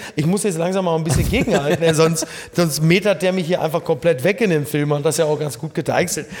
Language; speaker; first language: German; native; German